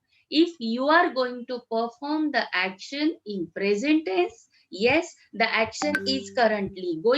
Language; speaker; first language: English; non-native, local second language; Marathi